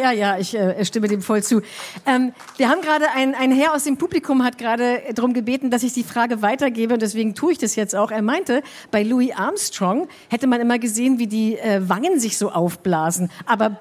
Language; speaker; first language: German; native; German